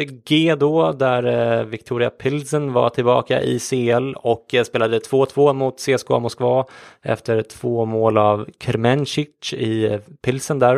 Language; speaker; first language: Swedish; native; Swedish